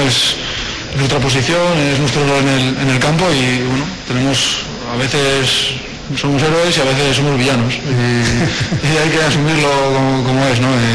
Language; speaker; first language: Spanish; native; Spanish